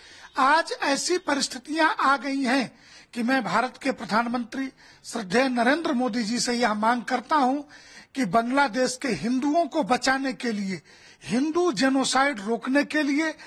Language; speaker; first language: Hindi; native; Hindi